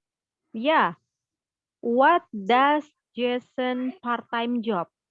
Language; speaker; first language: English; non-native, fluent; Indonesian